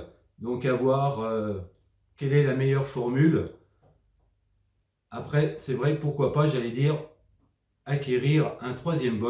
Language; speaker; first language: French; native; French